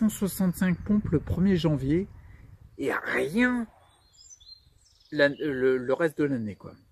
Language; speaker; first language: French; native; French